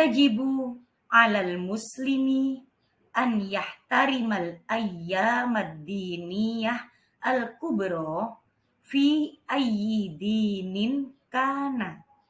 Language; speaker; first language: Arabic; non-native, fluent; Indonesian